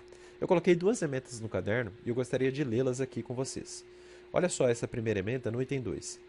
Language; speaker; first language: Portuguese; native; Portuguese